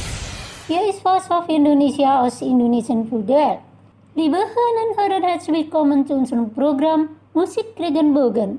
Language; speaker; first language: German; non-native, learner; Indonesian